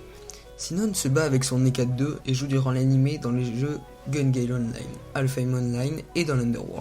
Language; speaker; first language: French; native; French